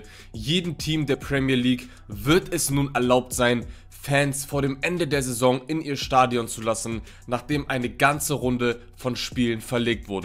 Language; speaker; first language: German; native; German